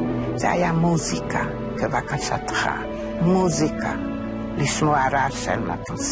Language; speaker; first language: Hebrew; non-native, fluent; Hungarian